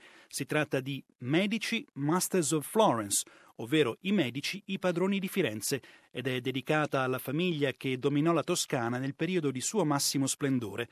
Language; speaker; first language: Italian; native; Italian